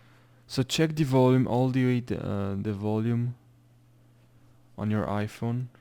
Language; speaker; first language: English; non-native, fluent; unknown